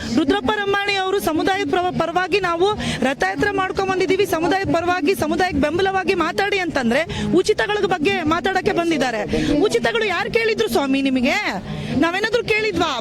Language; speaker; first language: Kannada; non-native, local second language; Lambadi